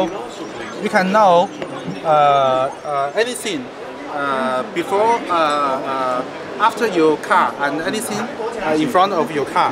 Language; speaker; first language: English; non-native, learner; Chinese